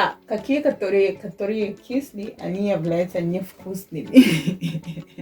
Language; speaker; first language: Russian; non-native, fluent; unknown